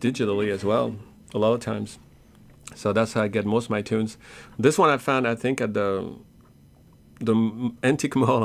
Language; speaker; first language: English; non-native, fluent; French